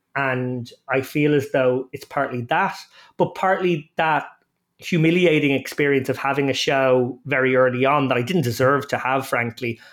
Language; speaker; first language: English; native; English